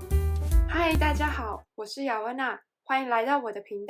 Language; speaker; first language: Chinese; native; Chinese